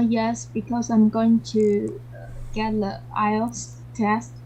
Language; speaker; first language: English; non-native, learner; Chinese